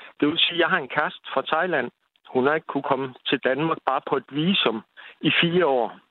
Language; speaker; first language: Danish; native; Danish